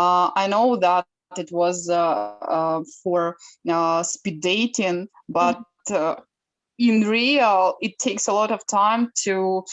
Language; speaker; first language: English; non-native, learner; Ukrainian